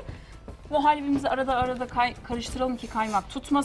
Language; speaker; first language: Turkish; native; Turkish